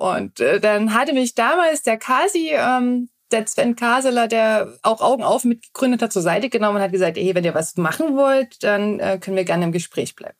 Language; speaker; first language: German; native; German